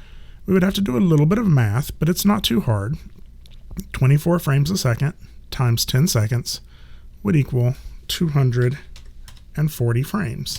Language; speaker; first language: English; native; English